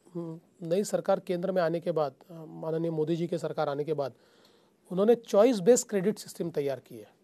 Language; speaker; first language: Hindi; non-native, local second language; Marathi